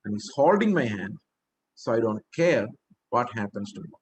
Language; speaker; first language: English; non-native, local second language; Malayalam